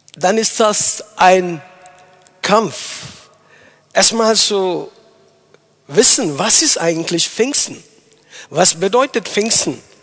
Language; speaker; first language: German; non-native, fluent; Tamil